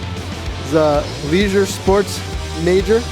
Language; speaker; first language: English; native; English